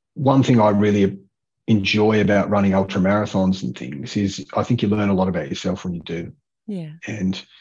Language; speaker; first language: English; native; English